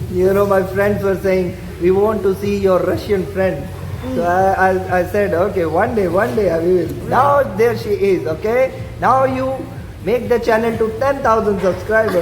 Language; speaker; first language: English; non-native, fluent; Hindi